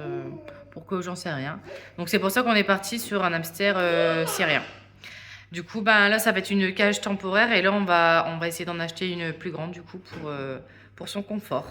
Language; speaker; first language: French; native; French